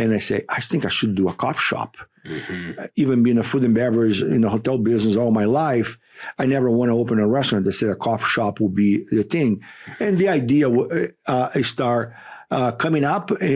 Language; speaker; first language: English; non-native, fluent; Portuguese